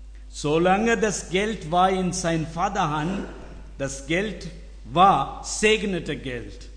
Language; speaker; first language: German; non-native, learner; Tamil